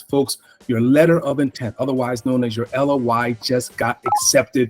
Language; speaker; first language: English; native; English